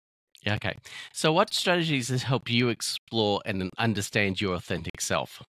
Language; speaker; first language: English; native; English